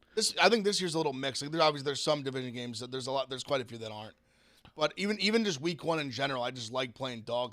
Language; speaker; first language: English; native; English